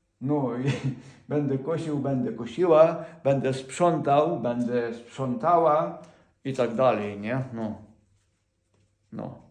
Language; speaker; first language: Polish; non-native, fluent; Ukrainian